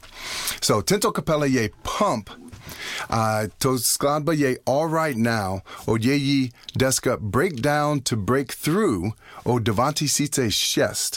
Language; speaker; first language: Czech; non-native, learner; English